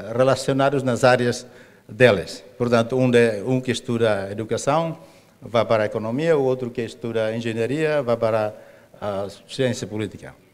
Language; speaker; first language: Portuguese; non-native, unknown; Tetum